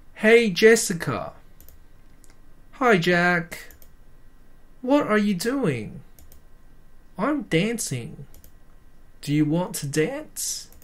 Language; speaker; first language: English; non-native, fluent; Chinese